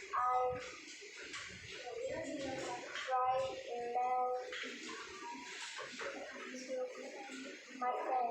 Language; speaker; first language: English; non-native, learner; Vietnamese